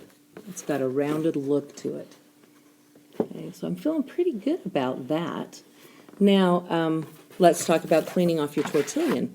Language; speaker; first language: English; native; English